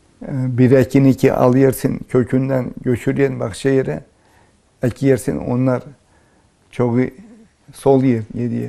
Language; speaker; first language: Turkish; early bilingual, heritage; Turkish